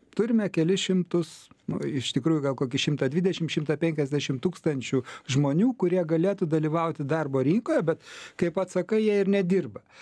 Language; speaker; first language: Lithuanian; native; Lithuanian